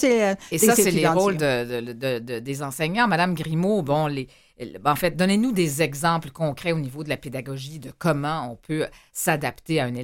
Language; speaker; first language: French; native; French